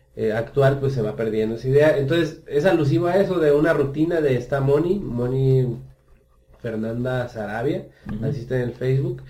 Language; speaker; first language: Spanish; native; Spanish